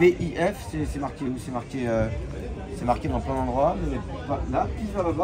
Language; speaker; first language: French; native; French